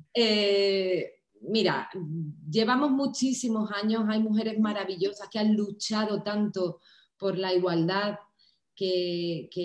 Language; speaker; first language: Spanish; native; Spanish